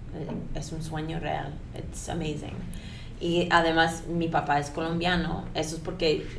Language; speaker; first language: Spanish; early bilingual, heritage; Spanish